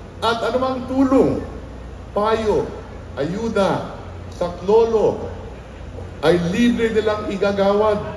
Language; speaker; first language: Filipino; native; Filipino